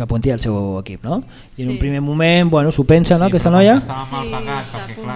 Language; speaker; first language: Catalan; native; Catalan